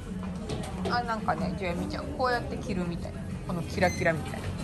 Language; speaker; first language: Japanese; native; Japanese